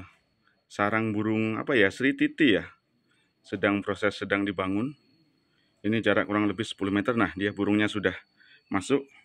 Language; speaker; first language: Indonesian; native; Indonesian